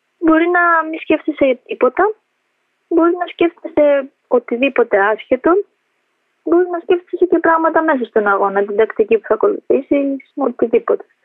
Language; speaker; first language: Greek; early bilingual, other home language; Albanian